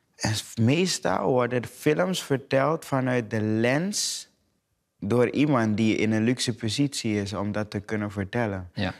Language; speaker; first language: Dutch; native; Dutch